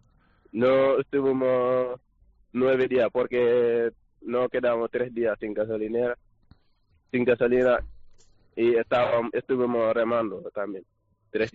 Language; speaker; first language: Spanish; non-native, learner; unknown